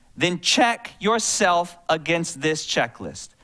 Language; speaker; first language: English; native; English